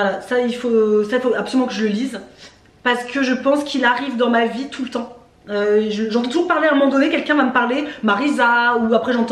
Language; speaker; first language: French; native; French